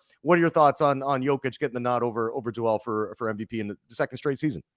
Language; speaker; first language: English; native; English